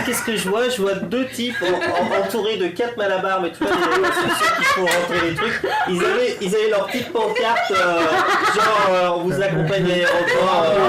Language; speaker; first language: French; native; French